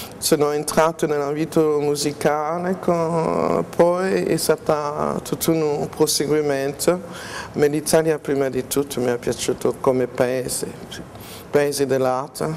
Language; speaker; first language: Italian; non-native, fluent; French